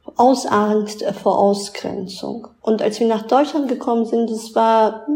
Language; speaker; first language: German; early bilingual, other home language; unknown